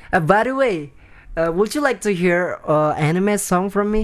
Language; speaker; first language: English; non-native, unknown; Indonesian